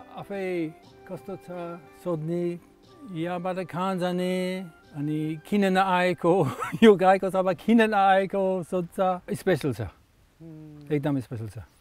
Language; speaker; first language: Nepali; non-native, learner; English